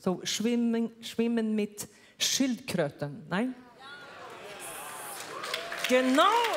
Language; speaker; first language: German; non-native, learner; Swedish